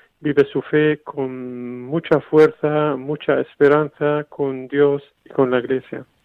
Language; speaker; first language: Spanish; non-native, fluent; Arabic